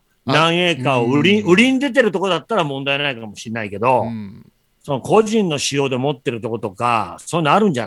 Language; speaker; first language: Japanese; native; Japanese